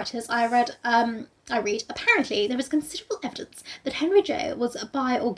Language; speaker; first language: English; native; English